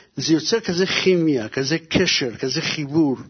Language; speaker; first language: Hebrew; early bilingual, other home language; Persian